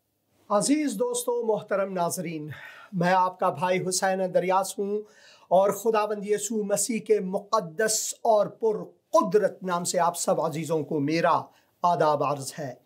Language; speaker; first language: Hindi; non-native, fluent; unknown